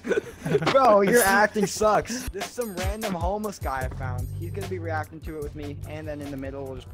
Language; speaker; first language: English; native; English